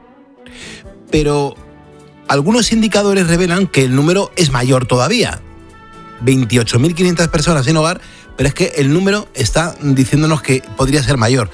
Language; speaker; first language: Spanish; native; Spanish